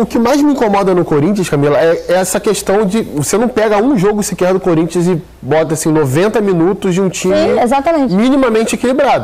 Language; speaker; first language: Portuguese; native; Portuguese